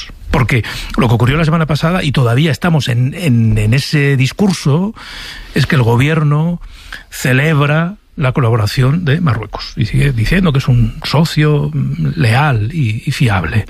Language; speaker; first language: Spanish; native; Spanish